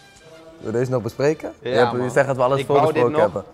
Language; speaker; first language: Dutch; native; Dutch